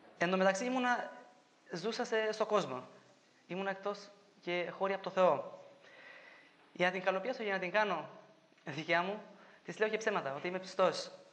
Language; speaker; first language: Greek; non-native, fluent; Albanian